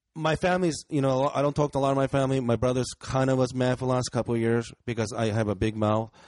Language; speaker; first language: English; early bilingual, other home language; Japanese